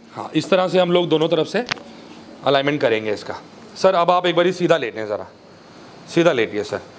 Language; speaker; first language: Hindi; native; Hindi